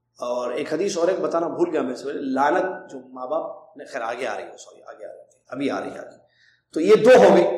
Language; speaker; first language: Urdu; native; Urdu